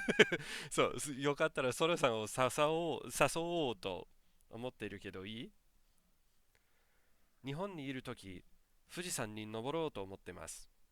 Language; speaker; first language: Japanese; non-native, fluent; English